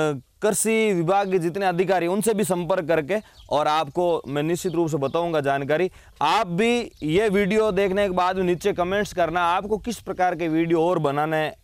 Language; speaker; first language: Hindi; native; Hindi